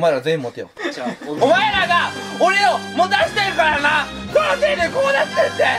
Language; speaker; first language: Japanese; native; Japanese